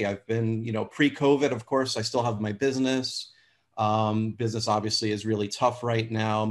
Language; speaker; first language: English; native; English